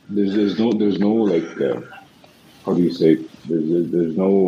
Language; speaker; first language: English; non-native, fluent; Arabic